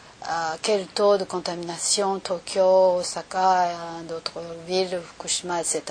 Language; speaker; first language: French; non-native, learner; Japanese